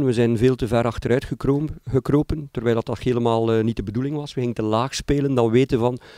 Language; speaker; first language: Dutch; native; Dutch